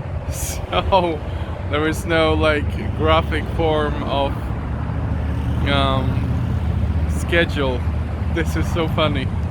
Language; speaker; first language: English; non-native, fluent; Polish